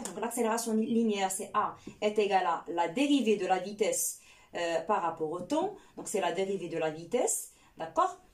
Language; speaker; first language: French; non-native, local second language; Arabic